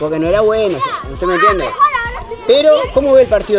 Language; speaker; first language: Spanish; native; Spanish